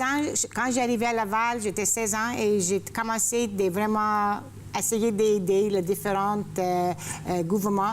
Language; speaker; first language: French; non-native, fluent; Greek